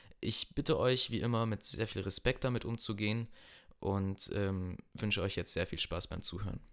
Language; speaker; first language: German; native; German